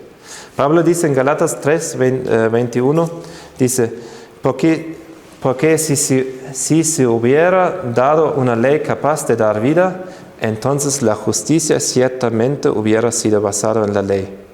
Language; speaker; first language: Spanish; non-native, fluent; German